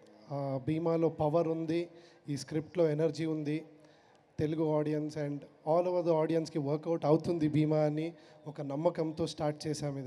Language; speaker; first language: Telugu; non-native, learner; Kannada